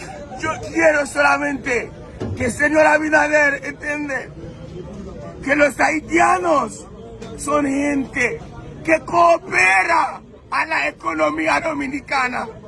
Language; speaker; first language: Spanish; non-native, fluent; Haitian Creole